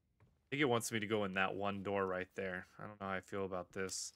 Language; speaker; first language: English; native; English